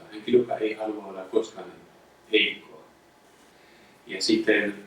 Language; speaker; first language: Finnish; non-native, fluent; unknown